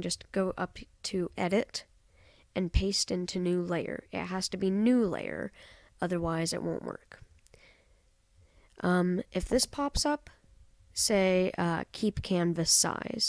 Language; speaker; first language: English; native; English